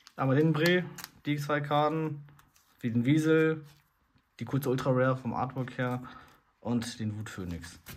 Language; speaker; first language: German; early bilingual, other home language; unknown